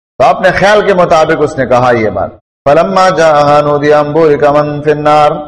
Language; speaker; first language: Urdu; non-native, local second language; Pashto